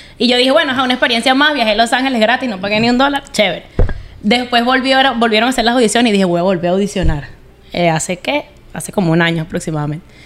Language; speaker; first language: Spanish; native; Spanish